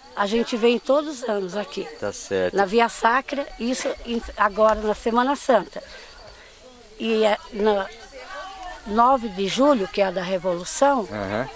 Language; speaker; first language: Portuguese; native; Portuguese